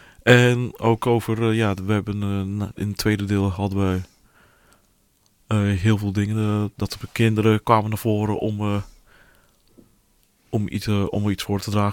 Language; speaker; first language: Dutch; early bilingual, other home language; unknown